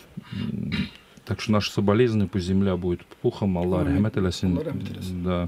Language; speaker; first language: Russian; native; Russian